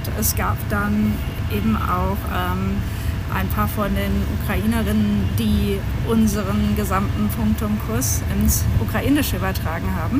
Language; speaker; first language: German; native; German